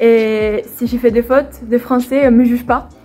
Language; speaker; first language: French; non-native, fluent; Swedish